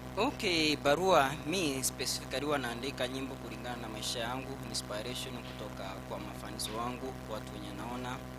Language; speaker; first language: Swahili; non-native, local second language; Gusii